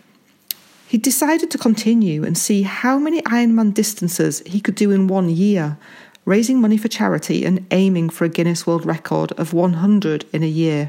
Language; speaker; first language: English; native; English